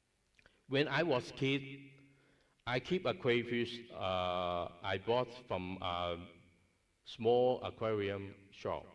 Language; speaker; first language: English; non-native, learner; Cantonese